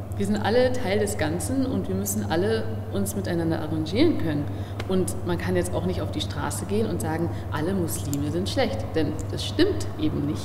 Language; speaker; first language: German; early bilingual, other home language; Akan